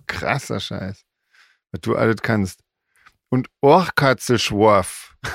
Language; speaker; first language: German; native; German